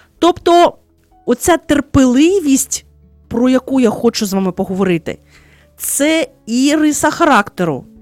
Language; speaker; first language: Ukrainian; native; Ukrainian